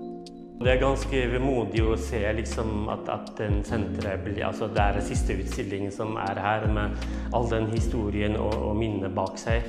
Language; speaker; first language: Norwegian; non-native, fluent; Kurdish